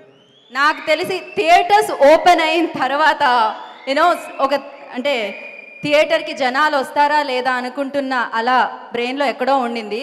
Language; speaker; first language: Telugu; native; Telugu